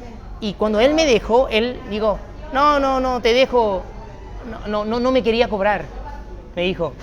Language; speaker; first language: Spanish; non-native, fluent; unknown